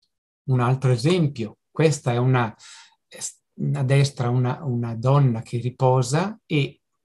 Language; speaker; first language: Italian; native; Italian